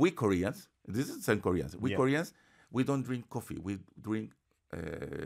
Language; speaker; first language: English; non-native, fluent; Spanish